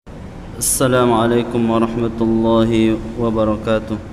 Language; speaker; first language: Arabic; non-native, fluent; Indonesian